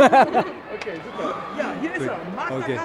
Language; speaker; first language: German; native; German